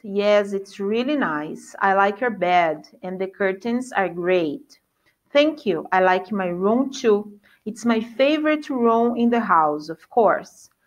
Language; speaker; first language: English; non-native, fluent; Portuguese